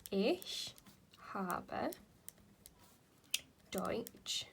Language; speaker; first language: German; non-native, fluent; English